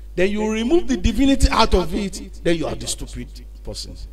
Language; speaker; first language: English; non-native, local second language; Yoruba